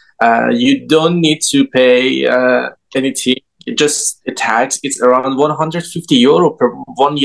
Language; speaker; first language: English; non-native, learner; Persian